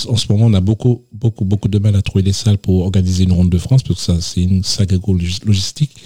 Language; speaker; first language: French; native; French